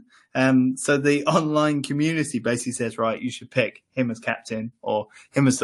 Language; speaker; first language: English; native; English